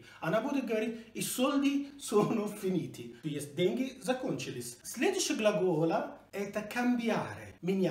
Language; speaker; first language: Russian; non-native, fluent; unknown